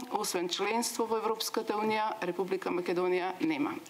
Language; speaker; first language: Macedonian; native; Macedonian